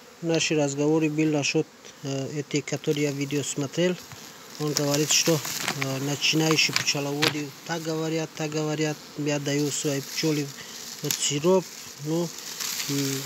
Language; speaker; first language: Russian; non-native, learner; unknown